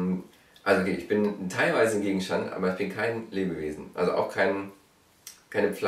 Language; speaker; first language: German; native; German